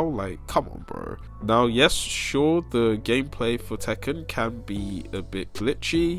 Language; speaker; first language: English; native; English